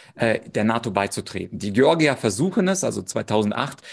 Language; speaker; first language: German; early bilingual, other home language; Russian